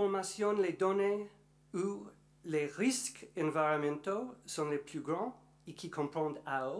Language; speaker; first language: French; non-native, learner; English